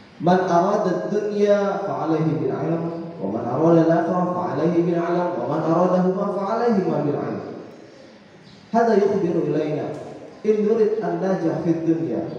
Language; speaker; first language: Arabic; non-native, learner; Indonesian